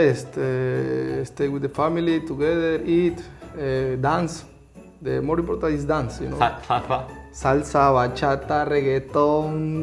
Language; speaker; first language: English; non-native, learner; Spanish